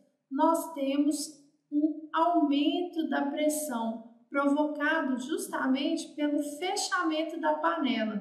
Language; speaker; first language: Portuguese; native; Portuguese